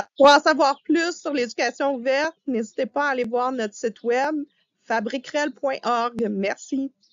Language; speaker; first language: French; native; French